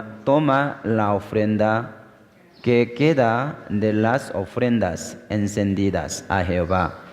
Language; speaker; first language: Spanish; non-native, fluent; Korean